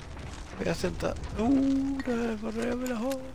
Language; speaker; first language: Swedish; native; Swedish